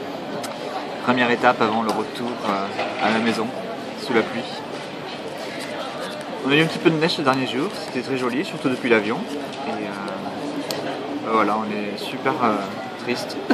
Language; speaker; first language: French; native; French